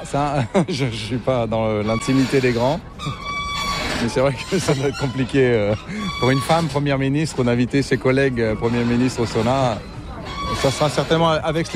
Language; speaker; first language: French; non-native, fluent; Finnish